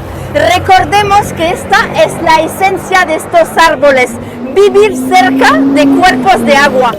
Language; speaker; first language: Spanish; native; Spanish